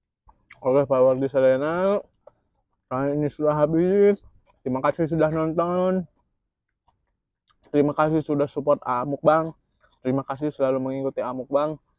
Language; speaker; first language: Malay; non-native, local second language; Sundanese